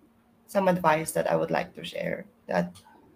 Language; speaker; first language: English; non-native, local second language; Iloko